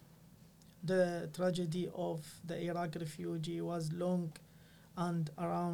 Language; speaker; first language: English; non-native, learner; Arabic